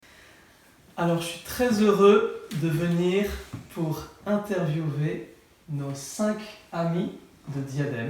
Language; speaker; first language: French; native; French